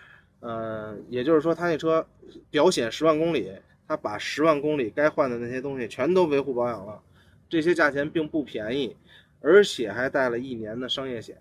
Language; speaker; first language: Chinese; native; Chinese